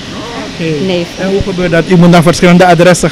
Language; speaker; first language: Dutch; native; Dutch